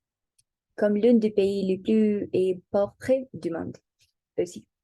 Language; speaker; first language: French; non-native, learner; Spanish